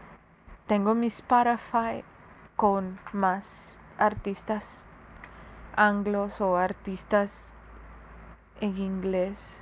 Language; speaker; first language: Spanish; early bilingual, heritage; Spanish